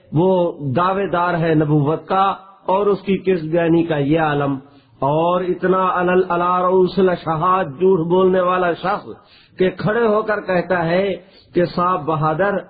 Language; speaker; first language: Urdu; non-native, local second language; Punjabi